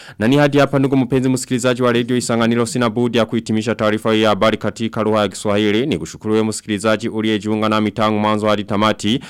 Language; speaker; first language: Swahili; non-native, local second language; Rundi